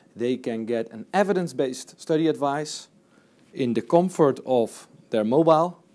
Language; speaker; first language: English; non-native, fluent; Dutch